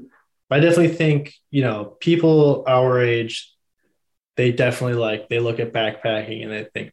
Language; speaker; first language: English; native; English